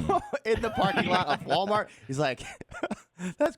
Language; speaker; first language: English; native; English